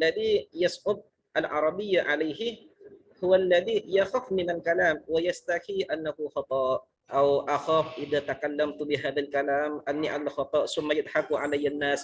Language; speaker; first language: Arabic; non-native, fluent; Malay